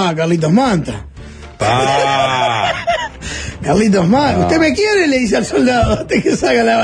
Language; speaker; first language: Spanish; native; Spanish